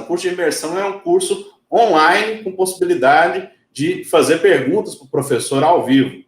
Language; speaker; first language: Portuguese; native; Portuguese